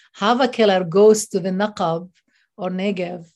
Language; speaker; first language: English; non-native, fluent; Arabic